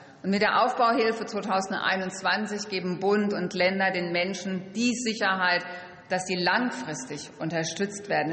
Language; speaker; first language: German; native; German